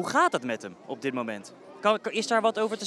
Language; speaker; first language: Dutch; native; Dutch